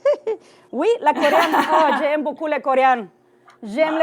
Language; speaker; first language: French; non-native, learner; Spanish